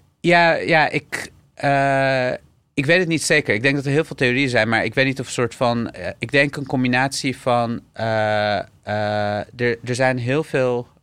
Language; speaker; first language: Dutch; early bilingual, other home language; Arabic